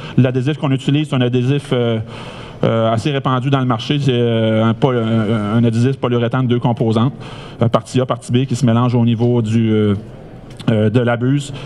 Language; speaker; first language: French; native; French